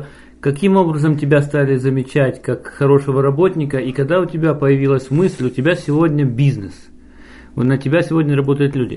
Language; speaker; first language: Russian; native; Russian